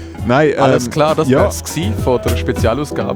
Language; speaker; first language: German; native; German